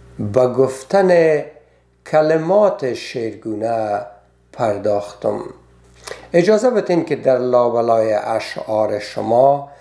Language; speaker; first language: Persian; native; Persian